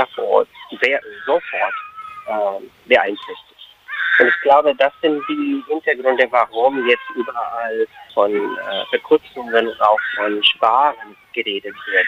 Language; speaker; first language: German; non-native, fluent; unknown